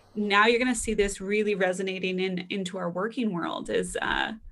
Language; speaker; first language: English; native; English